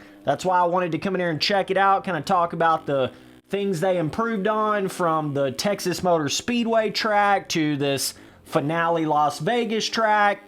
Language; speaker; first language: English; native; English